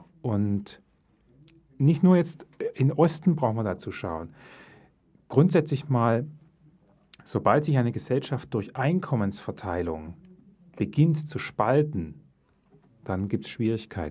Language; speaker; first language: German; native; German